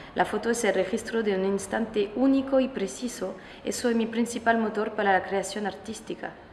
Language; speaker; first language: Spanish; non-native, fluent; French